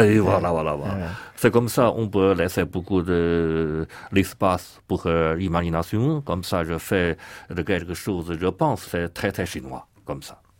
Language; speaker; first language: French; non-native, learner; Chinese